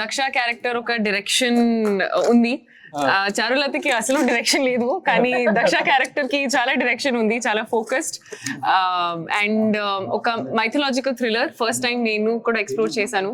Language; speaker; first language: Telugu; non-native, fluent; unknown